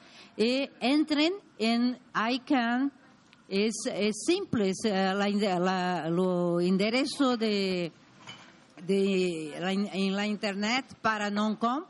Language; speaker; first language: Spanish; non-native, learner; Portuguese